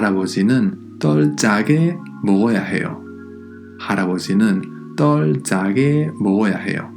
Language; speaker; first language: Korean; non-native, fluent; Spanish